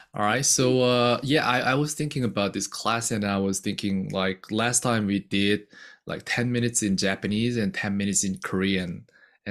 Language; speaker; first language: English; non-native, fluent; Korean